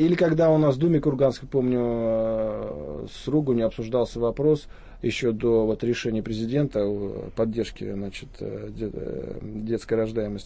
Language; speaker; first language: Russian; native; Russian